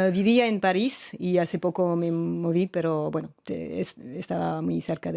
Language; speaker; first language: Spanish; non-native, fluent; French